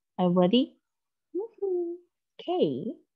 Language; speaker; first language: English; non-native, learner; Korean